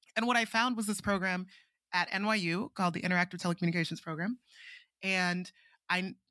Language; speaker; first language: English; non-native, local second language; Igbo